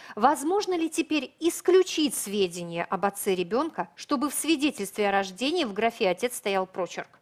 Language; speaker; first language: Russian; native; Russian